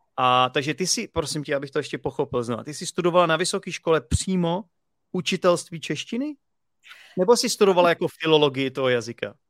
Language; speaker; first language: Czech; native; Czech